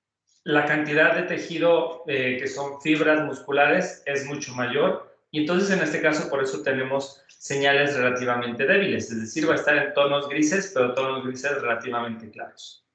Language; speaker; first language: Spanish; native; Spanish